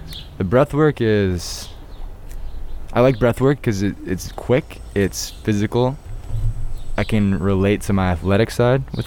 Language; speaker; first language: English; native; English